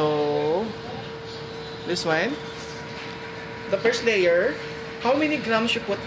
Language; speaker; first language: English; non-native, local second language; Filipino